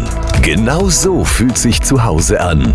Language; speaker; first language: German; native; German